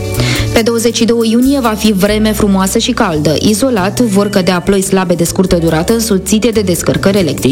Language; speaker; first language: Romanian; native; Romanian